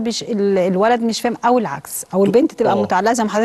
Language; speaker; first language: Arabic; native; Arabic